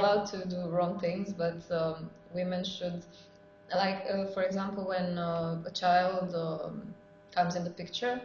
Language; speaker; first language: English; non-native, fluent; Romanian